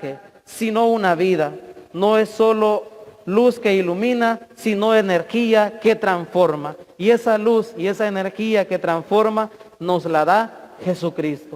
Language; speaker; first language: Spanish; native; Spanish